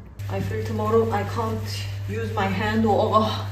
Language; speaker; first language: English; non-native, learner; Korean